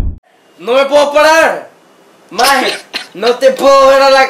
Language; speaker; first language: Spanish; native; Spanish